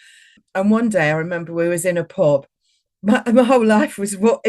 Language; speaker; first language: English; native; English